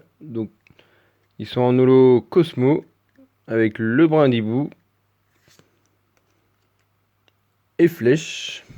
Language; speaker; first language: French; native; French